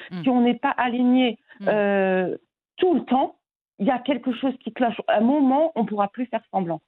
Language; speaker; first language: French; non-native, local second language; Arabic